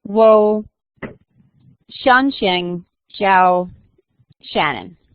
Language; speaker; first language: Chinese; non-native, learner; English